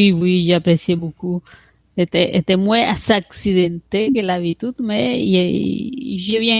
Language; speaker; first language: French; non-native, fluent; Spanish